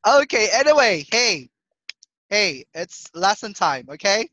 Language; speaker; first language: English; non-native, local second language; Filipino